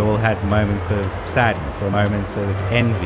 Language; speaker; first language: English; native; English